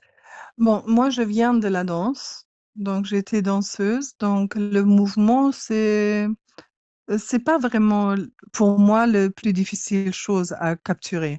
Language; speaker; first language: French; non-native, fluent; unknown